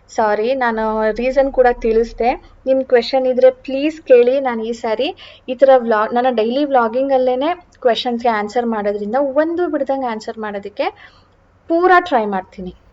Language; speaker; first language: Kannada; non-native, local second language; Marathi